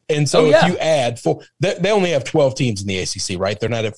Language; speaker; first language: English; native; English